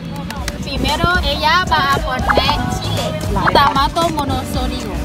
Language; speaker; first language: Spanish; non-native, learner; Thai